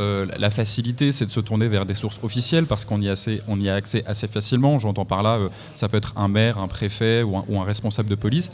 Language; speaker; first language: French; native; French